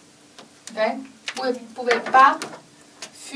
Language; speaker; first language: French; non-native, fluent; Chinese